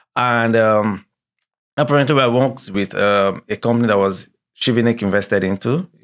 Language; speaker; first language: English; non-native, local second language; Yoruba